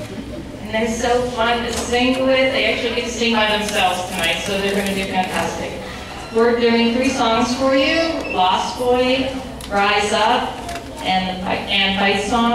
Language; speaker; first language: English; native; English